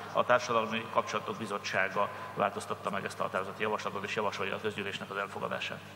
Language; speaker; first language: Hungarian; native; Hungarian